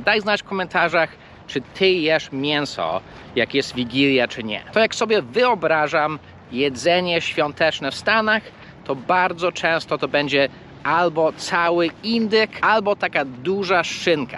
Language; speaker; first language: Polish; early bilingual, heritage; English